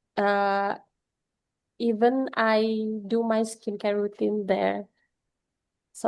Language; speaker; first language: English; non-native, learner; Indonesian